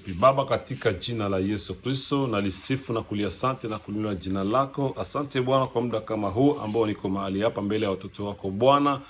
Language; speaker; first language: Swahili; native; Swahili